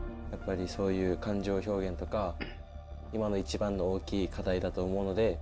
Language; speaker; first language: Japanese; native; Japanese